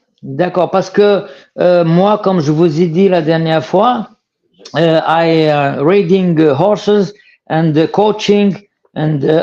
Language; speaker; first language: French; non-native, learner; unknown